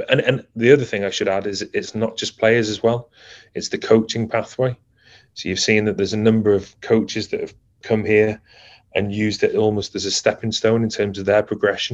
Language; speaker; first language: English; native; English